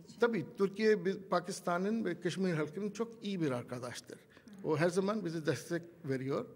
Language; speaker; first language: Turkish; non-native, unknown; Urdu